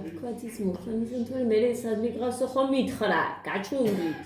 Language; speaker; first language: Georgian; native; Georgian